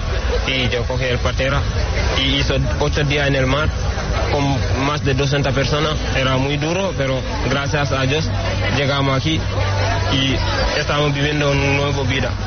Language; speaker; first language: Spanish; non-native, learner; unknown